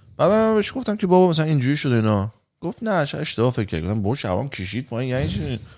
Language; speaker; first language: Persian; native; Persian